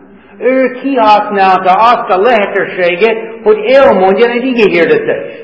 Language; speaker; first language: Hungarian; non-native, fluent; English